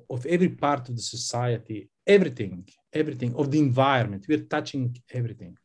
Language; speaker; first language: English; non-native, fluent; Macedonian